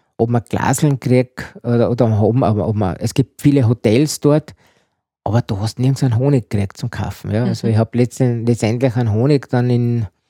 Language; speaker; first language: German; native; German